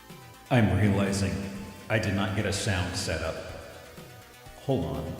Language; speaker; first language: English; native; English